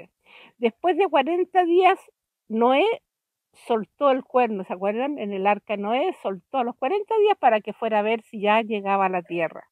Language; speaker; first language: Spanish; native; Spanish